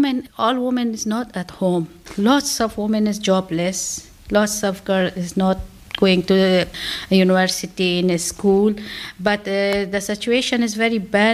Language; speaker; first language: English; non-native, learner; Persian